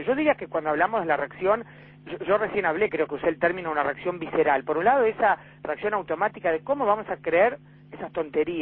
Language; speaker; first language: Spanish; native; Spanish